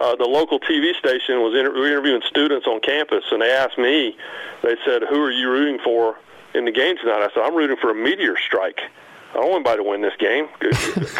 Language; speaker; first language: English; native; English